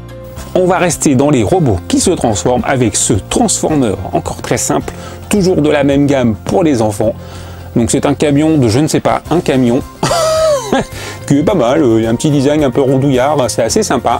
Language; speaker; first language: French; native; French